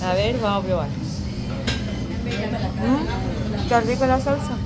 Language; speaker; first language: Spanish; native; Spanish